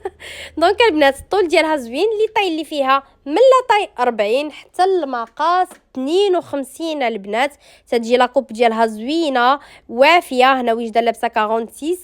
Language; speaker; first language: Arabic; native; Arabic